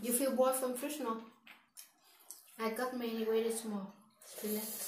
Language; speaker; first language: English; non-native, learner; Vietnamese